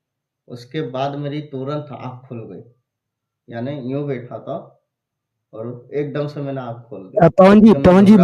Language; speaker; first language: Hindi; native; Hindi